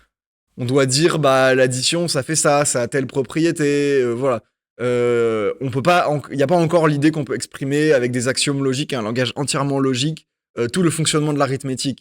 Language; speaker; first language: French; native; French